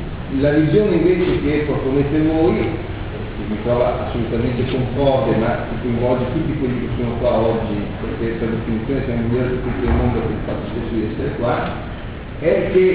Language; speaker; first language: Italian; native; Italian